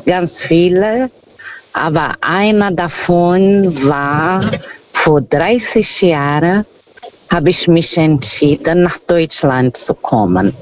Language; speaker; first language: German; non-native, fluent; Portuguese